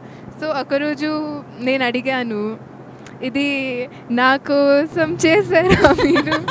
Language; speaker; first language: Telugu; non-native, local second language; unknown